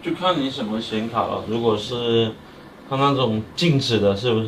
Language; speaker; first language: Chinese; native; Chinese